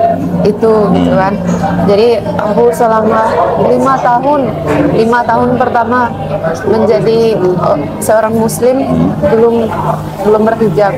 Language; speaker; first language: Indonesian; non-native, fluent; Finnish